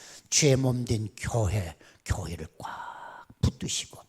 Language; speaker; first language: Korean; native; Korean